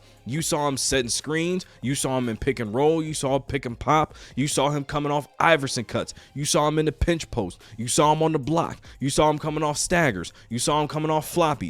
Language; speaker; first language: English; native; English